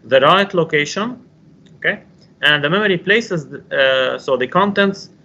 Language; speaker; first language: English; non-native, local second language; Arabic